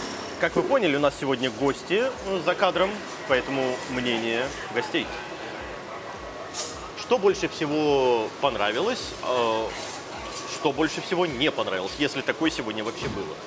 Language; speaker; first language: Russian; native; Russian